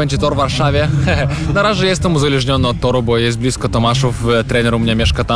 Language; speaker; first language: Polish; non-native, fluent; Russian